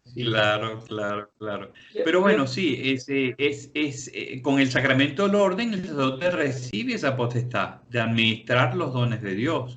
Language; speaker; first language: Spanish; native; Spanish